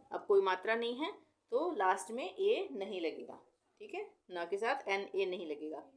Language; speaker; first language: Hindi; native; Hindi